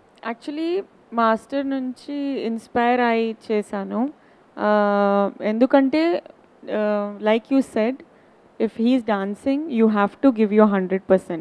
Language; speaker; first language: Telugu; non-native, learner; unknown